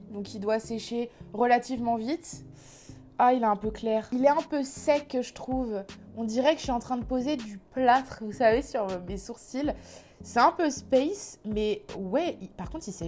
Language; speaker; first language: French; native; French